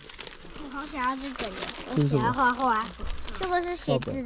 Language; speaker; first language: Chinese; early bilingual, heritage; Chinese